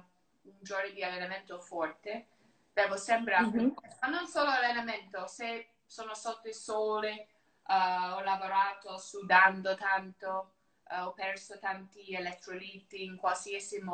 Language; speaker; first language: Italian; non-native, learner; English